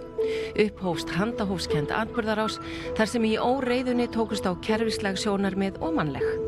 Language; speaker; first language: Icelandic; native; Icelandic